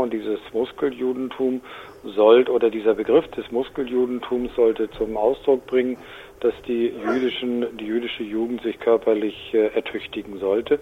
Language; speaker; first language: German; native; German